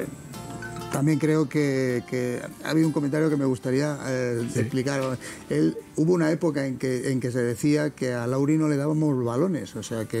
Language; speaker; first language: Spanish; native; Spanish